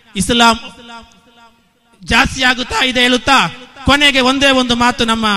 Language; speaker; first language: Kannada; native; Kannada